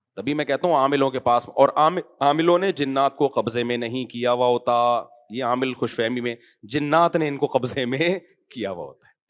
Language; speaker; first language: Urdu; native; Urdu